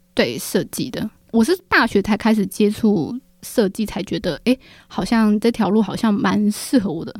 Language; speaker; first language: Chinese; native; Chinese